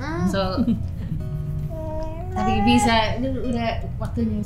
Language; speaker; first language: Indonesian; non-native, learner; English